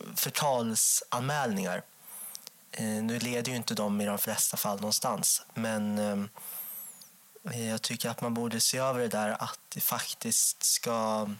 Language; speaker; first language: Swedish; native; Swedish